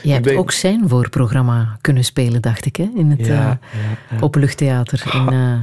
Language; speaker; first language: Dutch; native; Dutch